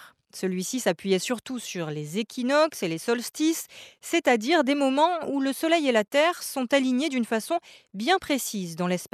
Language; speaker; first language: French; native; French